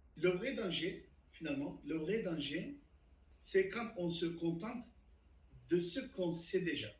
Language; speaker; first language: French; non-native, fluent; Turkish